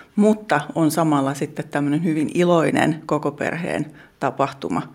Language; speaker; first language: Finnish; native; Finnish